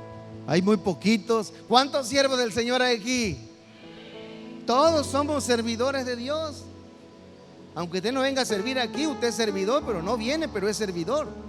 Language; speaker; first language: Spanish; native; Spanish